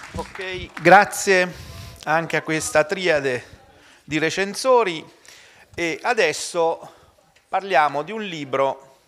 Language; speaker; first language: Italian; native; Italian